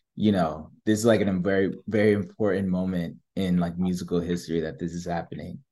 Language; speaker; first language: English; native; English